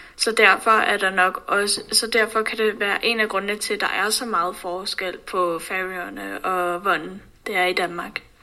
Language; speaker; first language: Danish; native; Danish